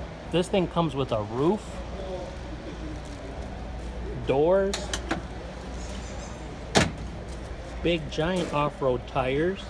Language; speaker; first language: English; native; English